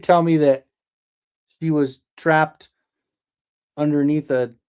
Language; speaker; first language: English; native; English